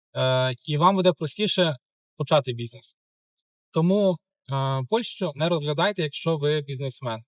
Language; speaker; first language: Ukrainian; native; Ukrainian